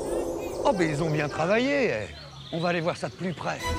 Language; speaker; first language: French; native; French